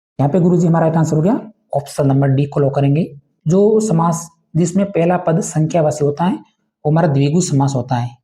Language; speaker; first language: Hindi; native; Hindi